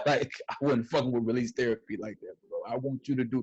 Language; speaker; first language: English; native; English